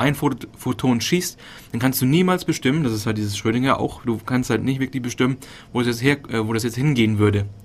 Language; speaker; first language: German; native; German